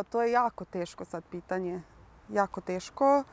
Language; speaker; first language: Serbian; early bilingual, other home language; Slovenian